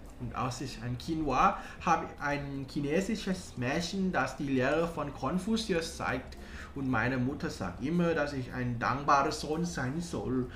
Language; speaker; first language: German; non-native, learner; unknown